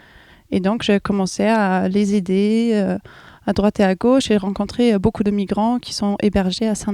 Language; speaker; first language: French; non-native, fluent; German